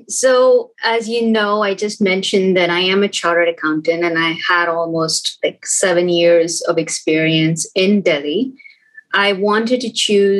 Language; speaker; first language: English; non-native, local second language; Hindi